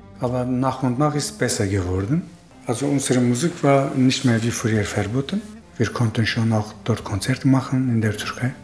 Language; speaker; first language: German; non-native, learner; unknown